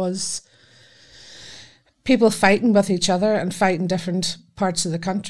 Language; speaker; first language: English; native; English